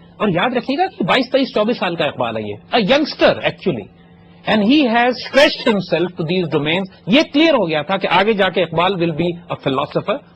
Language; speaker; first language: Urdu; native; Urdu